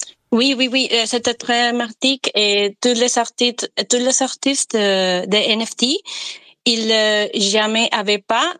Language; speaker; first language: French; non-native, learner; Spanish